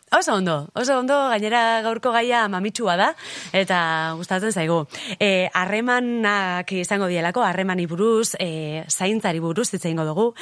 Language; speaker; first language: Basque; native; Basque